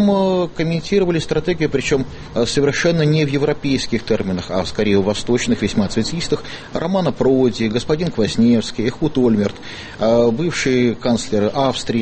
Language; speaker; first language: Russian; native; Russian